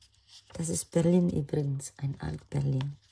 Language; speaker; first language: German; non-native, fluent; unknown